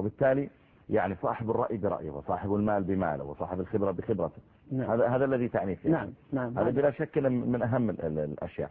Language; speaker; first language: Arabic; native; Arabic